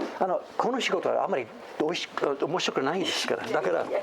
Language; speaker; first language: Japanese; non-native, fluent; English